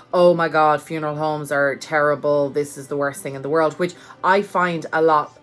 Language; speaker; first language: English; native; English